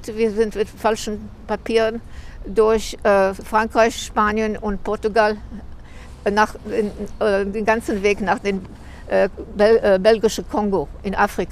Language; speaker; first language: German; early bilingual, heritage; German